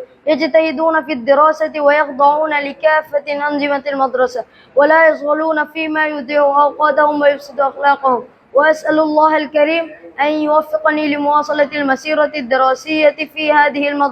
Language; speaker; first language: Arabic; non-native, learner; Bangla